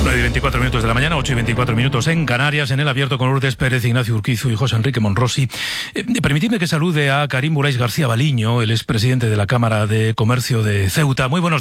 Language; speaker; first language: Spanish; native; Spanish